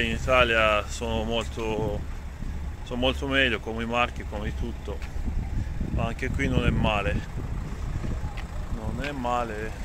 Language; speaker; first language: Italian; non-native, fluent; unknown